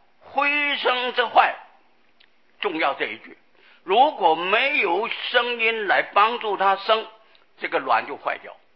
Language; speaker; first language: Chinese; non-native, local second language; Hakka Chinese